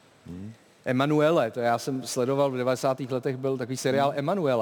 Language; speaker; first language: Czech; native; Czech